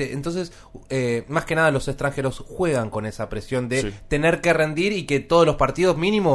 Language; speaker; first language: Spanish; native; Spanish